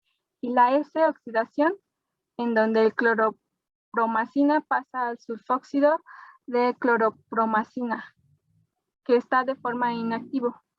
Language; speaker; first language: Spanish; native; Spanish